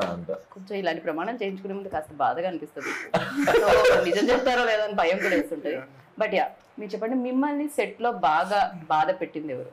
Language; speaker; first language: Telugu; native; Telugu